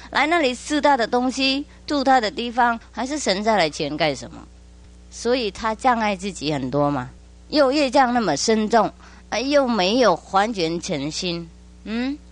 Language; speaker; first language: Chinese; non-native, fluent; Vietnamese